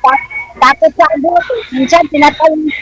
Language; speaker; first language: Filipino; non-native, local second language; Cebuano